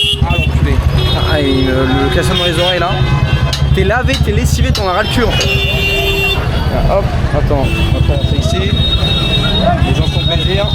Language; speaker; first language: French; native; French